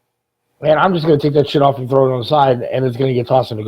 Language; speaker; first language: English; native; English